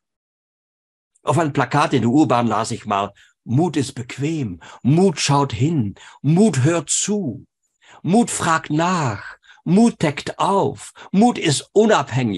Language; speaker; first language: German; non-native, fluent; French